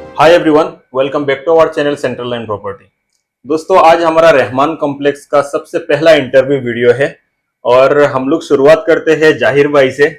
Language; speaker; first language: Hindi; non-native, local second language; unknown